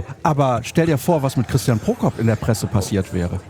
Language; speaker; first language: German; native; German